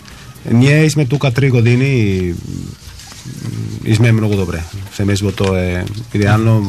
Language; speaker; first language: Bulgarian; non-native, learner; Spanish